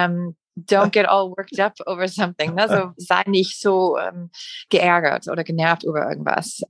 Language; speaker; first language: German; non-native, fluent; English